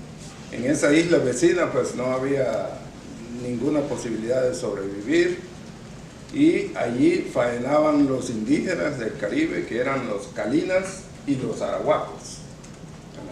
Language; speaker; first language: Spanish; non-native, local second language; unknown